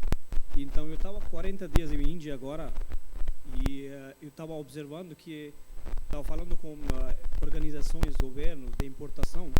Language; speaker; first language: Portuguese; non-native, fluent; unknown